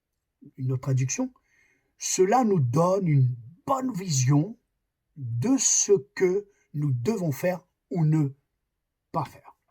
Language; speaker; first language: French; native; French